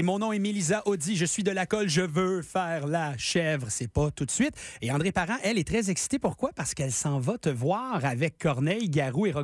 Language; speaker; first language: French; native; French